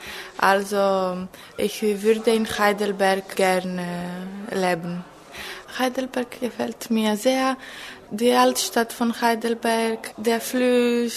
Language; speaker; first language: German; non-native, fluent; Greek